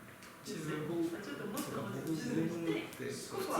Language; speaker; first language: Japanese; non-native, learner; French